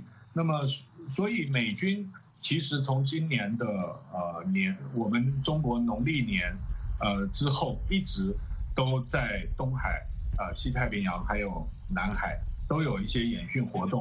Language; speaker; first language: Chinese; native; Chinese